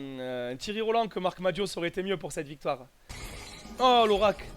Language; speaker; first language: French; native; French